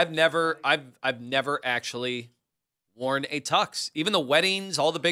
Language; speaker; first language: English; native; English